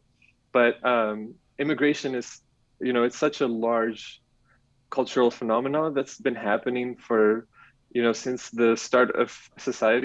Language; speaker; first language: English; non-native, fluent; Arabic